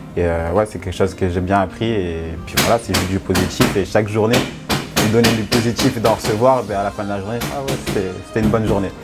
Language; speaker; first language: French; native; French